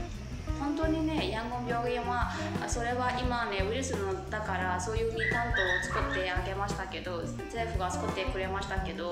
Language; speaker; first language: Japanese; non-native, fluent; Burmese